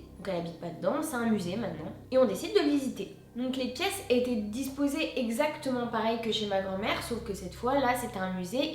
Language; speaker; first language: French; native; French